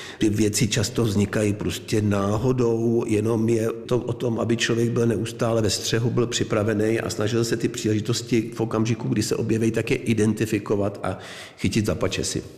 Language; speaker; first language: Czech; native; Czech